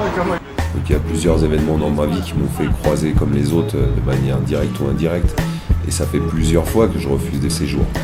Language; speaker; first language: French; native; French